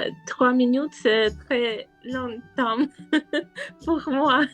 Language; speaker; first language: French; non-native, learner; Russian